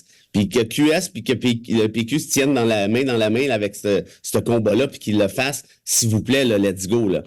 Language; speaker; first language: French; native; French